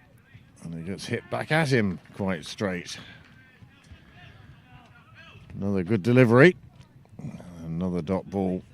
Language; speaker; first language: English; native; English